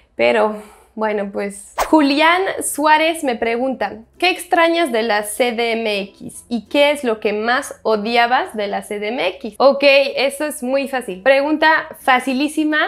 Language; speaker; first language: Spanish; non-native, fluent; French